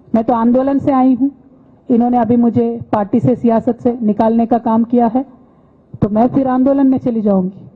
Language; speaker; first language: Hindi; non-native, local second language; Telugu